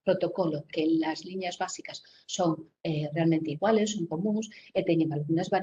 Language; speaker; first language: Spanish; native; Spanish